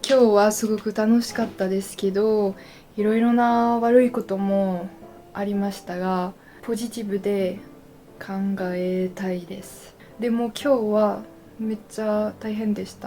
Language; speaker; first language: Japanese; non-native, learner; French